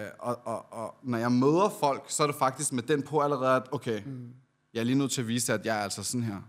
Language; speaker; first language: Danish; early bilingual, other home language; Turkish